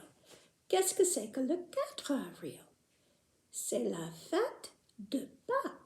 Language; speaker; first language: French; non-native, fluent; English